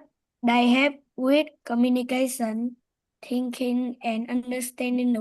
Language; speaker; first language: English; non-native, learner; Vietnamese